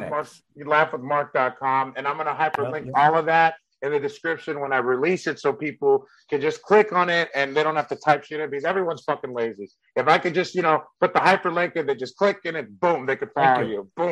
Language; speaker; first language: English; early bilingual, other home language; Spanish